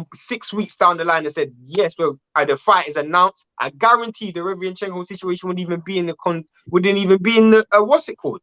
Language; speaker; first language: English; native; English